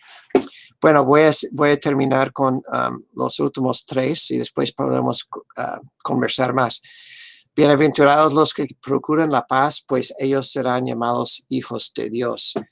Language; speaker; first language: Spanish; non-native, fluent; English